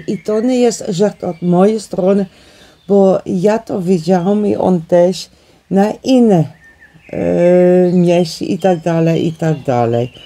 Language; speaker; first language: Polish; non-native, learner; Dutch